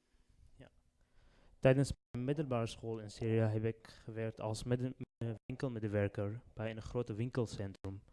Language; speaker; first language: Dutch; non-native, learner; Arabic